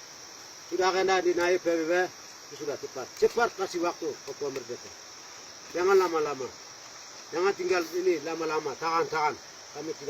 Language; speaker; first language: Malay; non-native, local second language; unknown